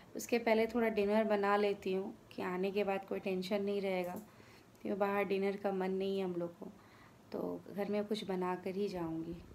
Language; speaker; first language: Hindi; non-native, local second language; Bangla